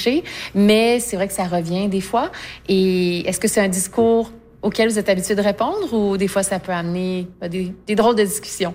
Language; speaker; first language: French; native; French